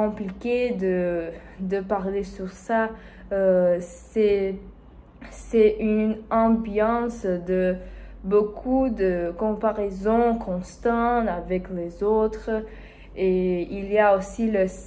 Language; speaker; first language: French; non-native, learner; Spanish